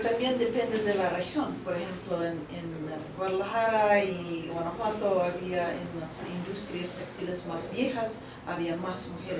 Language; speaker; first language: Spanish; non-native, fluent; English